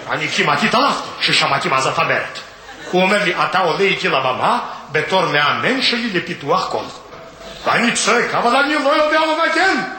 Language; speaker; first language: Hebrew; non-native, fluent; Russian